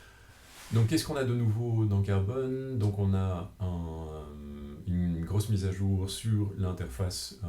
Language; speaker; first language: French; native; French